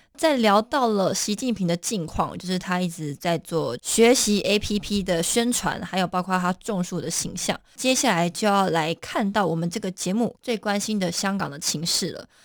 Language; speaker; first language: Chinese; native; Chinese